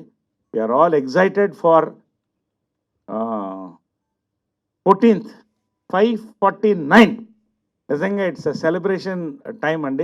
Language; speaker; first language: Telugu; native; Telugu